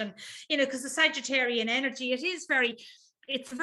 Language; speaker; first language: English; native; English